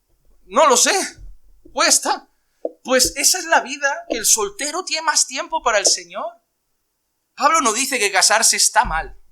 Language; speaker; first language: Spanish; native; Spanish